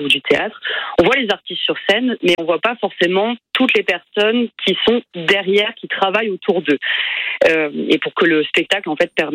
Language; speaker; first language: French; native; French